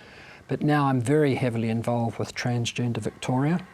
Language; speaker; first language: English; native; English